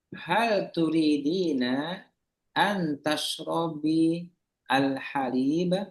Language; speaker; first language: Arabic; non-native, fluent; Indonesian